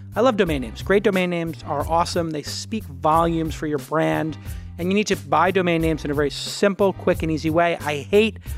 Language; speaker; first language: English; native; English